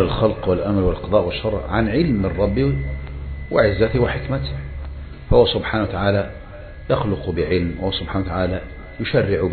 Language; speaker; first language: Arabic; native; Arabic